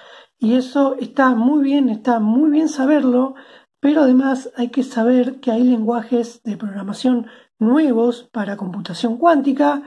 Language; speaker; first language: Spanish; native; Spanish